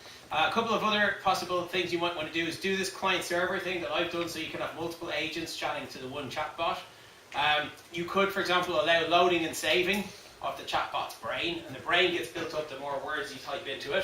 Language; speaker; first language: English; native; English